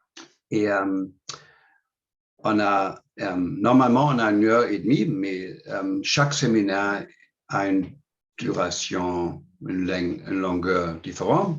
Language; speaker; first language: French; non-native, fluent; English